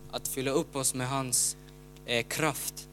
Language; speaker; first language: Swedish; non-native, learner; Ukrainian